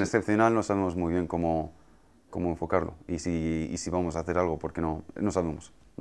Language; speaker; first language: Spanish; native; Spanish